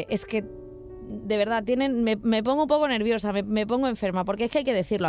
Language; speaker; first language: Spanish; native; Spanish